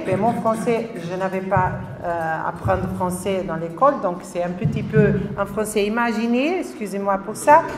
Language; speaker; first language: French; non-native, learner; Spanish